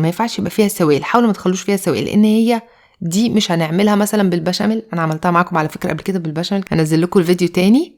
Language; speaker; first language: Arabic; native; Arabic